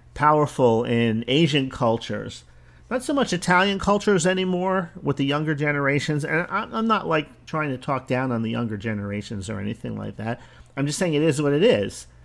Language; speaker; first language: English; early bilingual, other home language; Italian